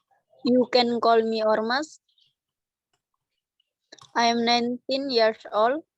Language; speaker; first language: English; non-native, learner; Indonesian